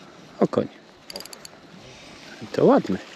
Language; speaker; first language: Polish; native; Polish